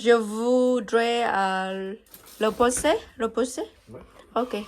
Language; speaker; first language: French; non-native, learner; Thai